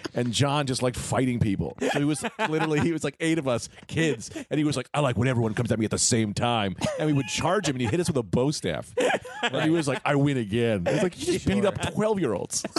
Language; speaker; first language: English; native; English